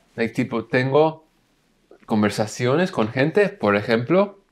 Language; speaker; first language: Spanish; non-native, learner; English